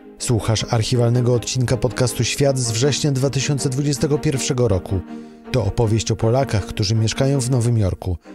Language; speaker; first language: Polish; native; Polish